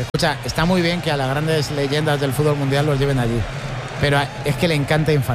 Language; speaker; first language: Spanish; native; Spanish